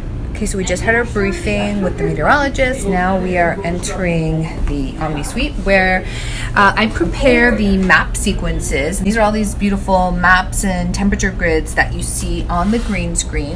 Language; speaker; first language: English; native; English